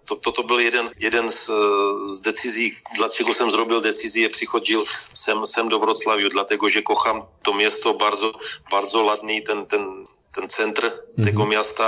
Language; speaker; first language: Polish; non-native, learner; Czech